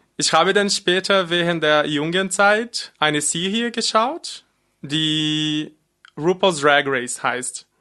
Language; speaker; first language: German; non-native, fluent; Portuguese